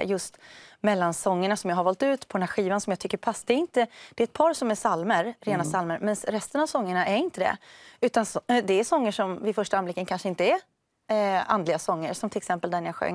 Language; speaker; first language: Swedish; native; Swedish